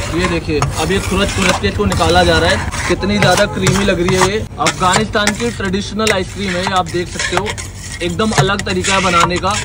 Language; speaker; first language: Hindi; native; Hindi